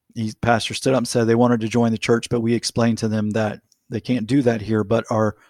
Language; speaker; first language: English; native; English